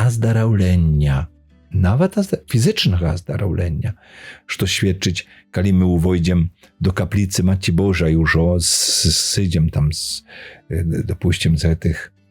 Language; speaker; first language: Polish; non-native, learner; Belarusian